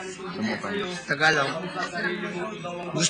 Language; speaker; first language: Filipino; non-native, local second language; Cebuano